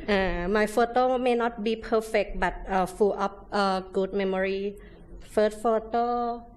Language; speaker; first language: English; non-native, learner; Thai